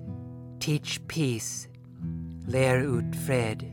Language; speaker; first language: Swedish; non-native, fluent; English